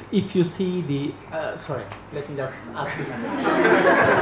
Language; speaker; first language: English; non-native, fluent; Turkish